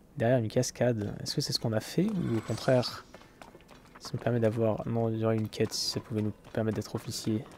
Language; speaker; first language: French; native; French